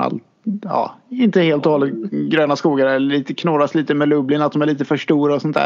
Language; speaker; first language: Swedish; native; Swedish